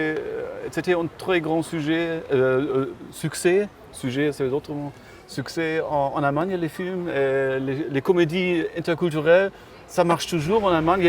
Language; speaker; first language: French; non-native, learner; German